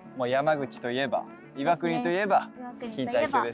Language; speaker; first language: Japanese; native; Japanese